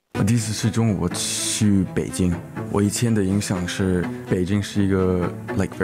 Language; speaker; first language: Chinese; early bilingual, heritage; English